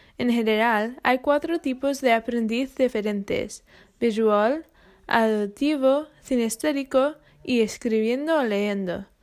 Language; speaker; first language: Spanish; non-native, fluent; English